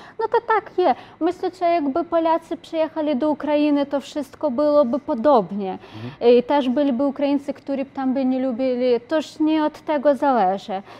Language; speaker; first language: Polish; non-native, learner; Ukrainian